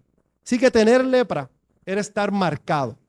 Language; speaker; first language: Spanish; native; Spanish